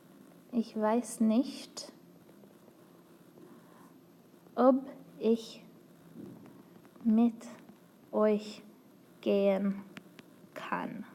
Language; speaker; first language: German; non-native, fluent; English